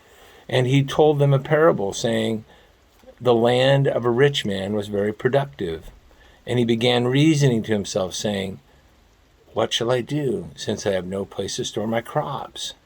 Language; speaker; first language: English; native; English